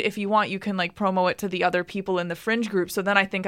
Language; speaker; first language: English; native; English